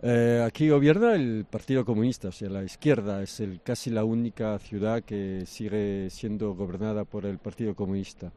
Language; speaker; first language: Spanish; early bilingual, heritage; French